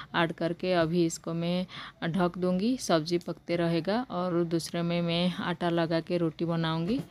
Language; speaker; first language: Hindi; non-native, local second language; Odia